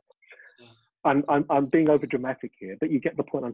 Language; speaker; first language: English; early bilingual, other home language; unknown